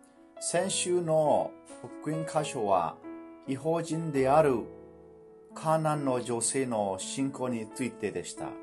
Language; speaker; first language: Japanese; non-native, fluent; Burmese